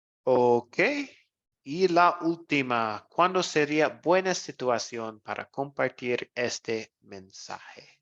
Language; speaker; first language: Spanish; non-native, fluent; English